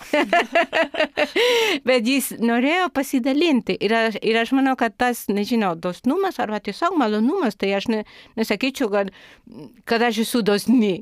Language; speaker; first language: Lithuanian; non-native, fluent; Spanish